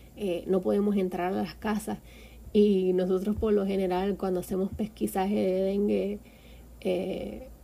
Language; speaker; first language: Spanish; native; Spanish